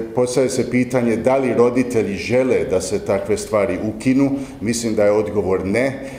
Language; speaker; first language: Croatian; early bilingual, heritage; Croatian